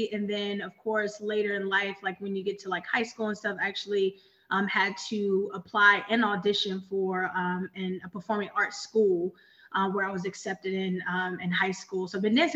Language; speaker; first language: English; native; English